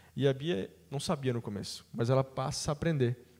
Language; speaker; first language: Portuguese; native; Portuguese